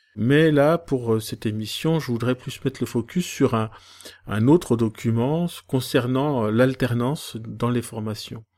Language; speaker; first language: French; native; French